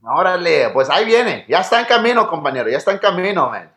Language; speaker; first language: Spanish; early bilingual, heritage; Spanish